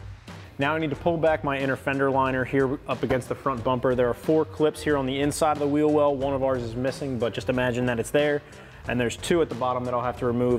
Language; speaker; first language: English; native; English